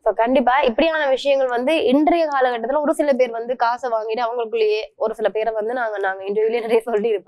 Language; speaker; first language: Tamil; native; Tamil